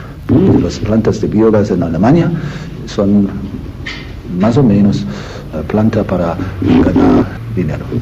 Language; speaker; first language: Spanish; non-native, learner; German